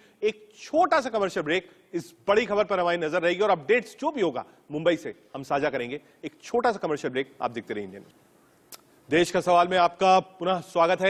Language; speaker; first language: Hindi; native; Hindi